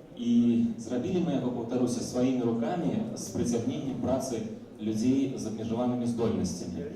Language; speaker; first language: Belarusian; non-native, local second language; Russian